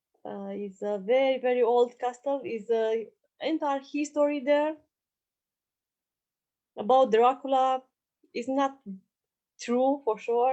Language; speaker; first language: English; non-native, learner; Romanian